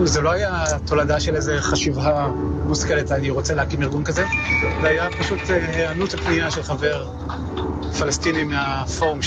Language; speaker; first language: Hebrew; native; Hebrew